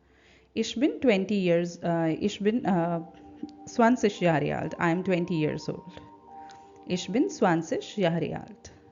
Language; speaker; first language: German; non-native, fluent; Hindi